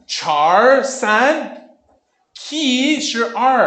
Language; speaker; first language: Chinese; non-native, learner; English